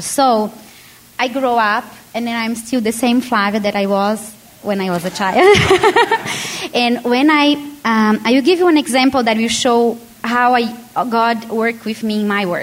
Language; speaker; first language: English; non-native, learner; Portuguese